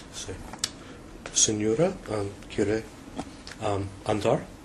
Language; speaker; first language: Spanish; non-native, learner; English